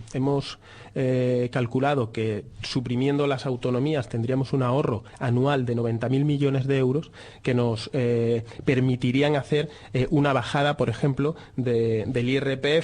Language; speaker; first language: Spanish; native; Spanish